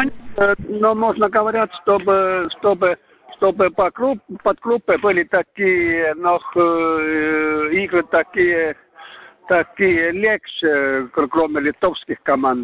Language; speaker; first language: Russian; non-native, learner; Estonian